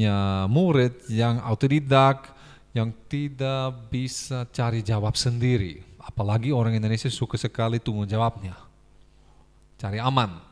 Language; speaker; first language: Indonesian; non-native, fluent; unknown